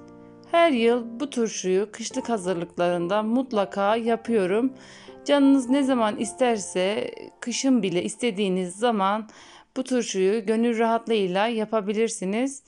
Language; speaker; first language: Turkish; native; Turkish